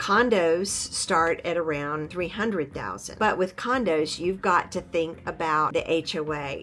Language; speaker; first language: English; native; English